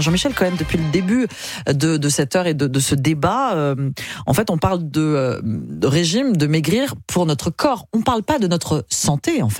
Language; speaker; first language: French; native; French